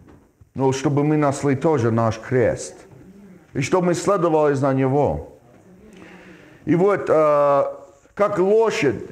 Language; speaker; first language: Russian; non-native, fluent; English